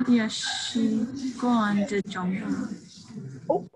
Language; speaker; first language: Chinese; non-native, learner; English